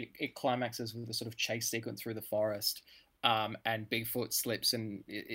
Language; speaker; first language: English; native; English